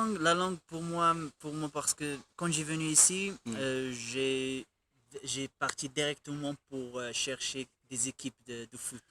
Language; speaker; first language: French; non-native, local second language; Arabic